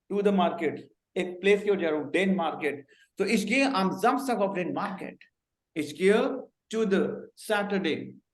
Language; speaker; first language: German; non-native, fluent; Hindi